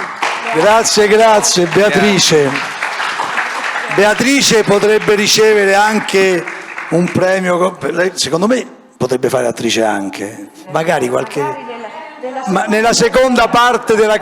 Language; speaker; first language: Italian; native; Italian